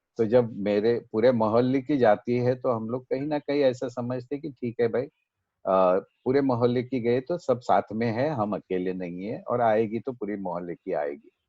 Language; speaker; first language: Hindi; non-native, local second language; Marathi